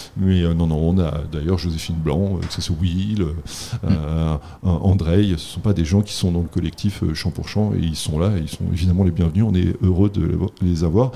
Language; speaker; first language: French; native; French